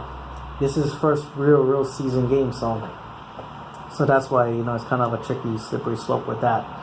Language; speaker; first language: English; native; English